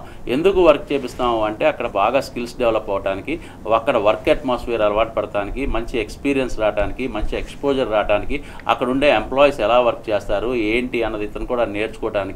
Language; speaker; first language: Telugu; native; Telugu